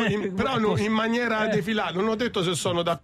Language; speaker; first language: Italian; native; Italian